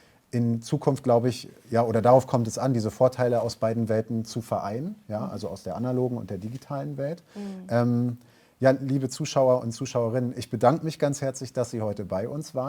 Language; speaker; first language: German; native; German